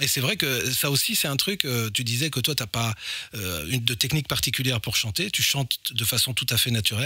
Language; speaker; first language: French; native; French